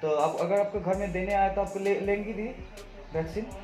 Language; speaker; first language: Hindi; native; Hindi